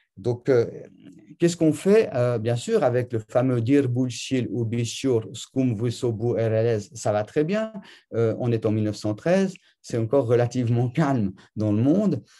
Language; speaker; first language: French; native; French